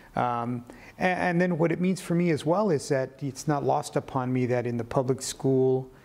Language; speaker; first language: English; early bilingual, other home language; Spanish